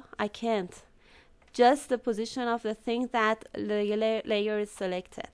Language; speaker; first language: English; non-native, fluent; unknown